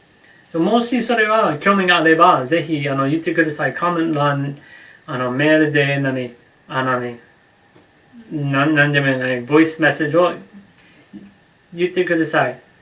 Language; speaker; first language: Japanese; non-native, learner; English